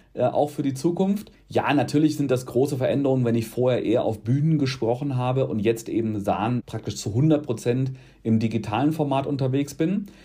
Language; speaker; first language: German; native; German